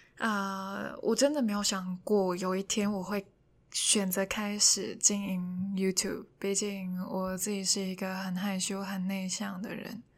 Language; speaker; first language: Chinese; non-native, local second language; Cantonese